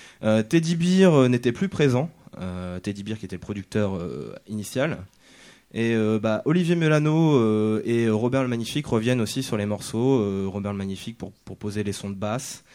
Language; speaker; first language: French; native; French